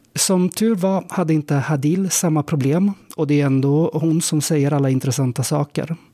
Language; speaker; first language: Swedish; native; Swedish